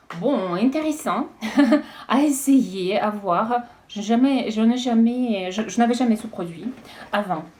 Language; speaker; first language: French; non-native, fluent; Russian